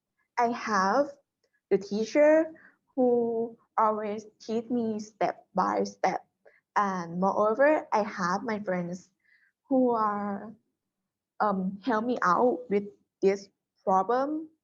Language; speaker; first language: English; non-native, learner; Thai